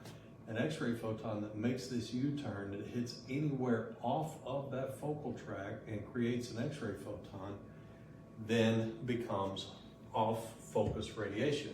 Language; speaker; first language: English; native; English